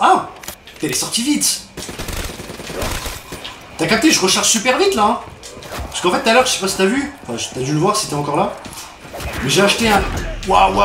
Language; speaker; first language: French; native; French